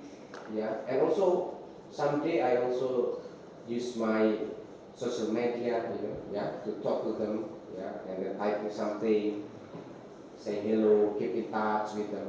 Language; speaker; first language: English; non-native, fluent; Indonesian